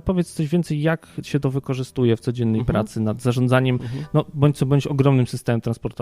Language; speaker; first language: Polish; native; Polish